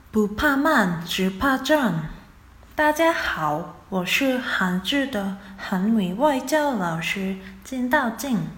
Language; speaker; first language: Chinese; non-native, fluent; Korean